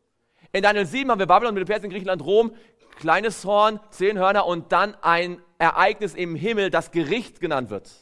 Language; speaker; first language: German; native; German